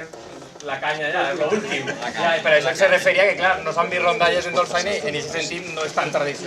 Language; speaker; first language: Catalan; native; Catalan